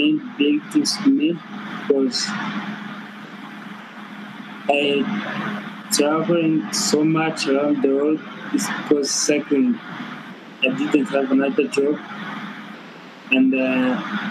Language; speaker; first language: English; non-native, local second language; Kinyarwanda